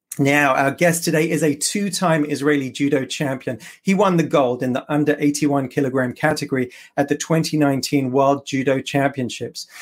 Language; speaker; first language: English; native; English